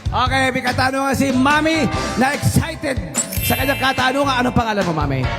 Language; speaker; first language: Filipino; non-native, local second language; Pampanga